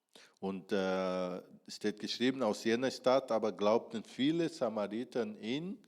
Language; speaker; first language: German; non-native, fluent; Portuguese